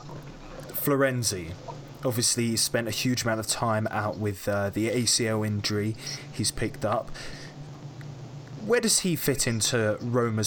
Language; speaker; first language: English; native; English